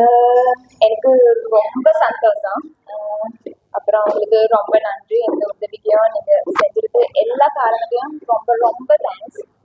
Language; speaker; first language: Tamil; non-native, local second language; Sinhala